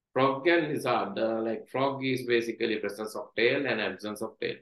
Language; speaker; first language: English; non-native, local second language; Sinhala